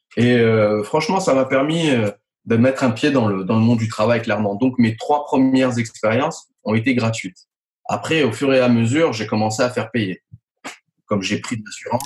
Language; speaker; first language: French; native; French